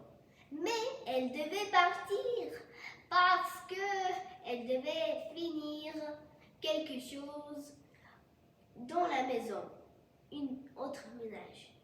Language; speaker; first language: French; non-native, learner; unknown